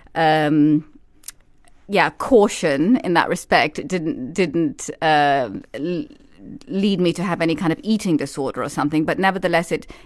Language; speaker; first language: English; native; English